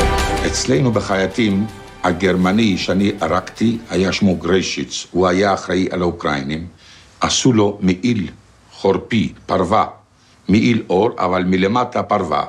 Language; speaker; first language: Hebrew; non-native, fluent; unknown